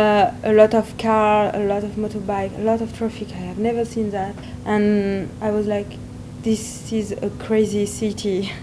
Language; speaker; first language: English; non-native, learner; French